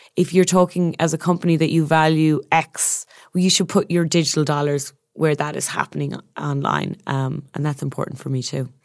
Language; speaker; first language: English; native; English